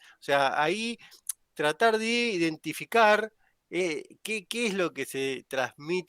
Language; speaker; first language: Spanish; native; Spanish